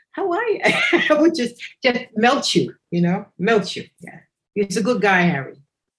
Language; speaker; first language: English; native; English